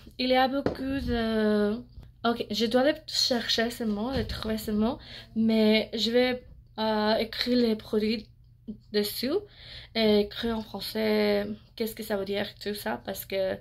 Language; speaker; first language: French; non-native, learner; English